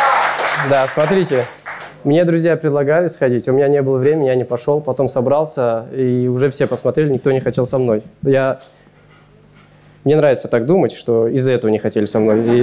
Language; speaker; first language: Russian; native; Russian